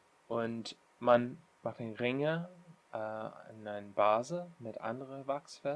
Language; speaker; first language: German; non-native, learner; English